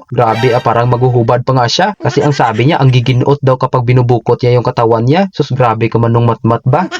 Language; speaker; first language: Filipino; non-native, local second language; Hiligaynon